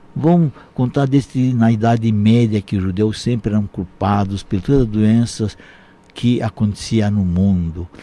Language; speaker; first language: Portuguese; non-native, fluent; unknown